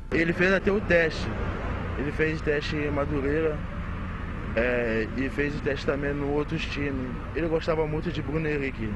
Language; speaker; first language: Portuguese; non-native, fluent; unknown